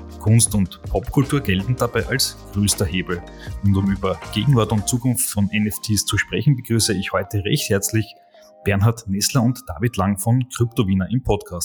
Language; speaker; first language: German; native; German